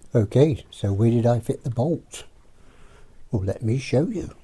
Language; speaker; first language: English; native; English